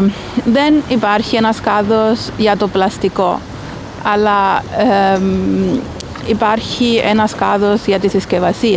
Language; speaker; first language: Greek; early bilingual, heritage; Greek